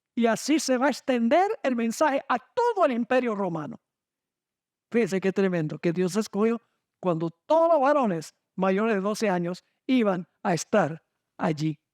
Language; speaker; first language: Spanish; non-native, fluent; English